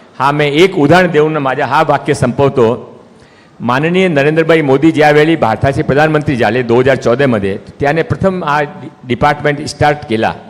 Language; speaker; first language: Marathi; non-native, local second language; Hindi